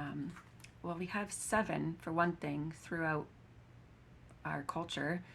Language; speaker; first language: English; native; English